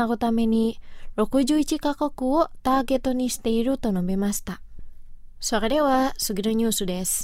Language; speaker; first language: Japanese; non-native, fluent; Indonesian